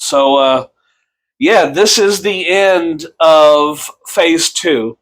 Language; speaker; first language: English; native; English